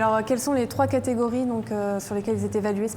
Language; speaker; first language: French; native; French